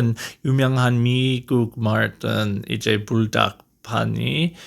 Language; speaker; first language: Korean; non-native, learner; English